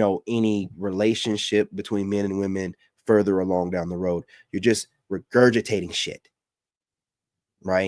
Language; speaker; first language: English; native; English